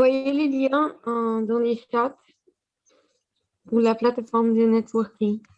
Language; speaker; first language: French; non-native, fluent; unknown